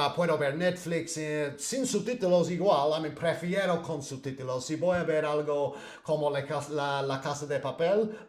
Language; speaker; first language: Spanish; non-native, fluent; English